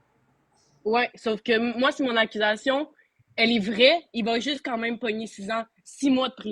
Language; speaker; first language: French; native; French